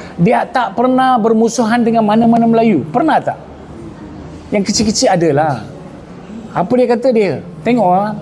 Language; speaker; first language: Malay; non-native, local second language; Tamil